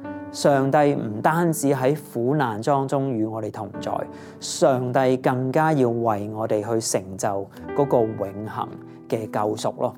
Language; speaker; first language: Cantonese; native; Cantonese